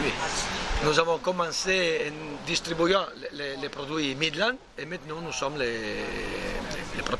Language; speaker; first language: French; non-native, learner; Italian